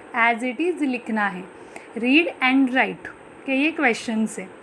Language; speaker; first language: Hindi; non-native, local second language; Marathi